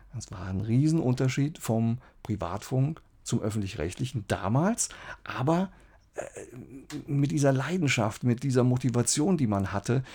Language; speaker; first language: German; native; German